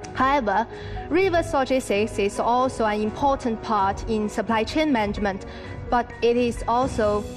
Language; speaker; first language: English; non-native, fluent; Chinese